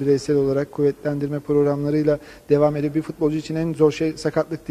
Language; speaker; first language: Turkish; native; Turkish